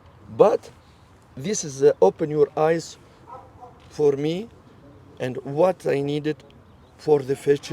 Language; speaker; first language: English; non-native, learner; French